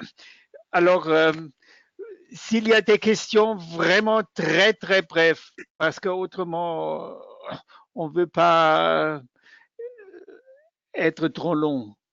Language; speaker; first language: French; non-native, fluent; German